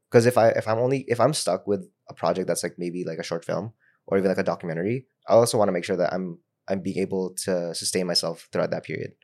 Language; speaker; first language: English; non-native, local second language; Filipino